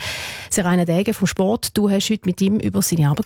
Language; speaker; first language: German; native; German